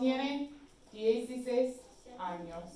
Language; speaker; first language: Spanish; non-native, fluent; English